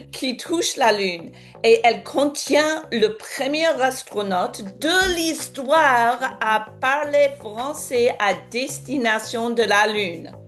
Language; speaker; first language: French; non-native, fluent; English